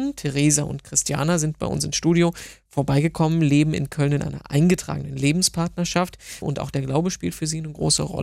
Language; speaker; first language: German; native; German